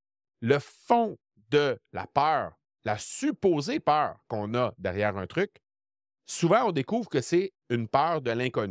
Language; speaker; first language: French; native; French